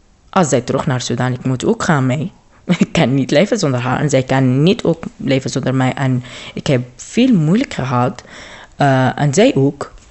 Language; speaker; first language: Dutch; non-native, learner; Arabic